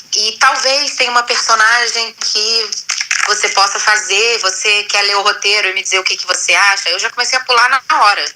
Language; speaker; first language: Portuguese; native; Portuguese